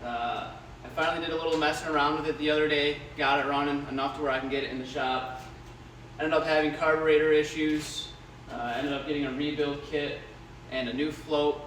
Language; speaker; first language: English; native; English